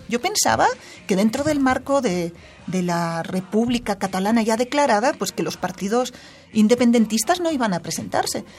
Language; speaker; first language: Spanish; non-native, local second language; Catalan